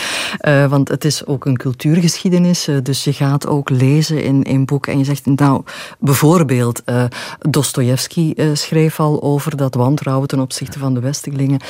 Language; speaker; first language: Dutch; native; Dutch